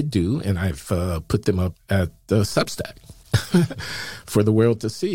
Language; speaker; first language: English; native; English